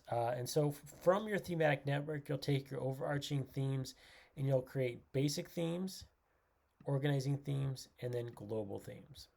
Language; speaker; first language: English; native; English